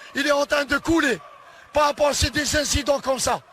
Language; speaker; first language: French; non-native, local second language; Arabic